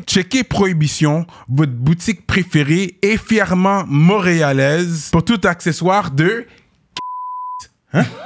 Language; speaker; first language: French; native; French